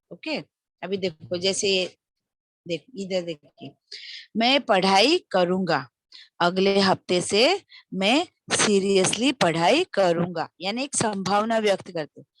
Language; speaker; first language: Hindi; non-native, local second language; Marathi